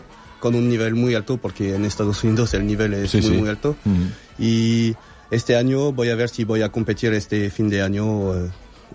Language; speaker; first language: Spanish; non-native, fluent; French